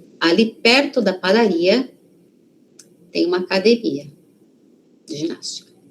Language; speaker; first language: Portuguese; native; Portuguese